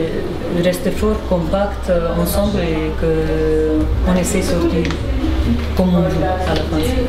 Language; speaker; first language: French; non-native, fluent; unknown